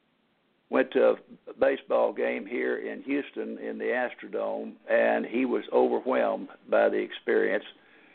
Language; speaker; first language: English; native; English